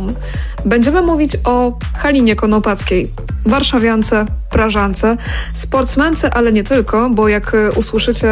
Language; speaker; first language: Polish; native; Polish